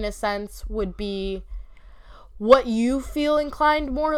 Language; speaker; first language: English; native; English